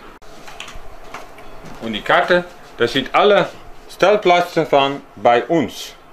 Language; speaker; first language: German; non-native, learner; Dutch